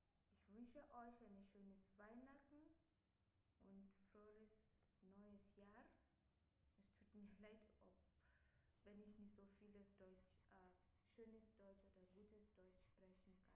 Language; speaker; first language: German; non-native, learner; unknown